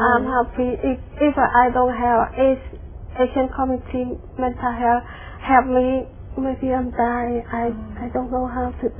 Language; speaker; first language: English; non-native, learner; Khmer